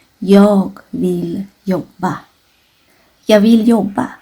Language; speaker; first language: Swedish; non-native, fluent; Thai